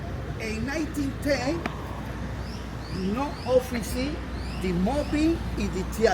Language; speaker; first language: English; non-native, learner; Spanish